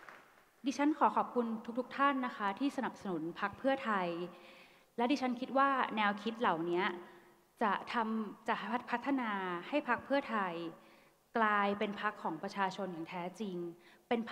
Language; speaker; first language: Thai; native; Thai